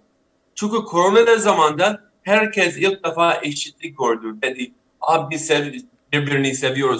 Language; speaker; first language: Turkish; non-native, fluent; English